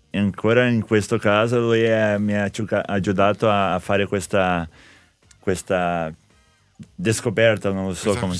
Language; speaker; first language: Italian; non-native, fluent; Portuguese